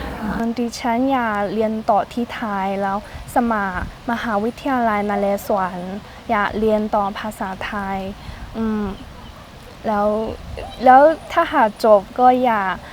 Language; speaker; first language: Thai; non-native, learner; Chinese